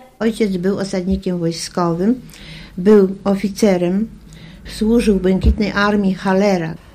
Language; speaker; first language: Polish; native; Polish